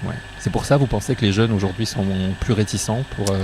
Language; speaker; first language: French; native; French